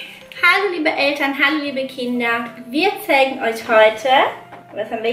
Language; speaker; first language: German; native; German